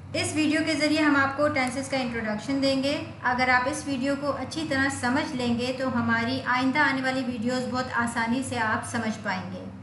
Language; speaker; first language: Urdu; native; Urdu